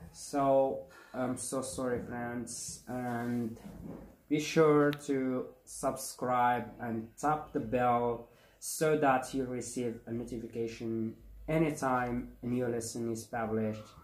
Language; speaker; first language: English; non-native, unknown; Arabic